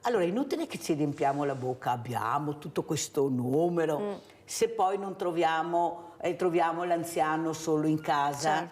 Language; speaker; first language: Italian; native; Italian